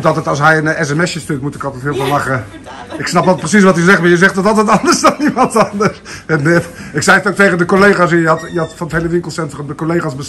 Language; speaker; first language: Dutch; native; Dutch